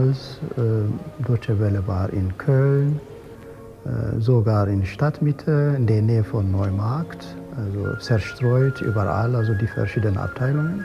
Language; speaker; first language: German; non-native, fluent; Amharic